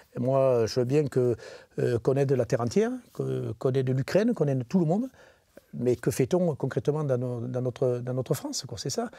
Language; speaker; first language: French; native; French